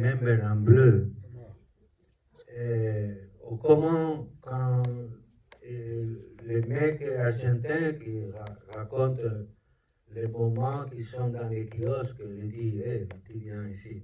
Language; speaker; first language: French; non-native, learner; Spanish